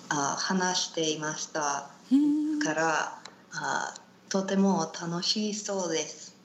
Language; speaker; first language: Japanese; non-native, learner; Spanish